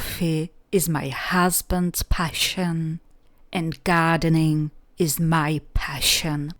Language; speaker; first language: English; non-native, fluent; Czech